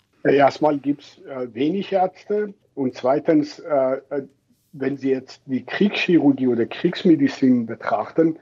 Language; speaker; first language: German; non-native, fluent; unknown